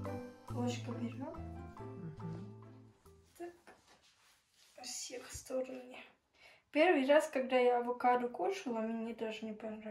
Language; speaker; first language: Russian; early bilingual, heritage; Russian